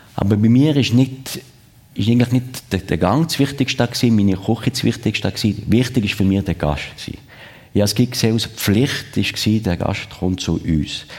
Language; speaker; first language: German; non-native, local second language; French